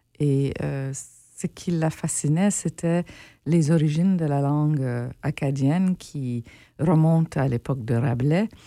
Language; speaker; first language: French; native; French